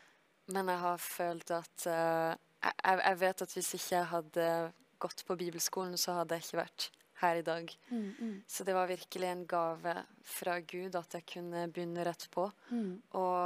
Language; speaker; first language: Norwegian; early bilingual, heritage; French